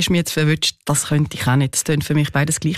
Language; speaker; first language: German; native; German